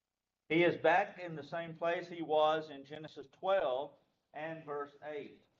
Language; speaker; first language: English; native; English